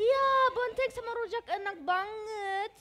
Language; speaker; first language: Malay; non-native, learner; German